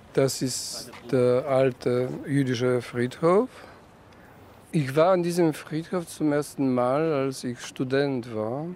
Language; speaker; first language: German; non-native, fluent; Polish